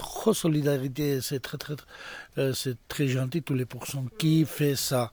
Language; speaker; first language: French; non-native, learner; Georgian